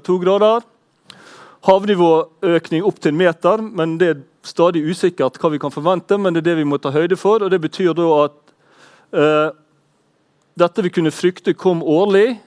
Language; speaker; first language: Norwegian; native; Norwegian